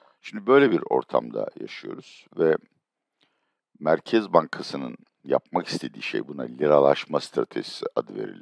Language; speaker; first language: Turkish; native; Turkish